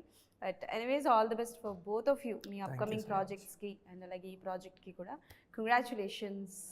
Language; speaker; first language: Telugu; native; Telugu